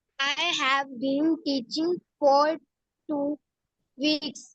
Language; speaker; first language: English; non-native, learner; Urdu